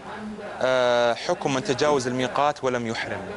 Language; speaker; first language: Arabic; native; Arabic